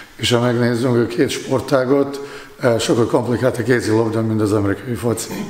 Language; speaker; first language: Hungarian; non-native, fluent; Bosnian